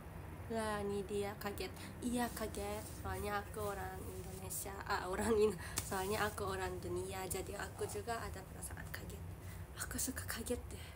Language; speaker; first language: Indonesian; non-native, learner; Japanese